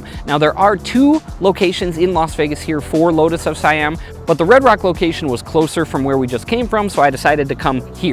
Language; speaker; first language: English; native; English